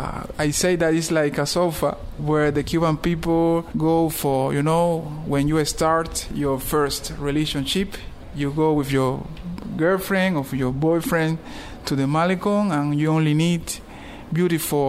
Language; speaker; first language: English; non-native, learner; Spanish